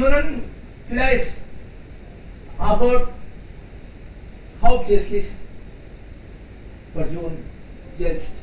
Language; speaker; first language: German; non-native, fluent; Hindi